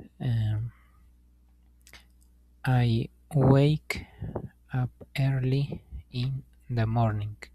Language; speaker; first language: English; non-native, learner; Spanish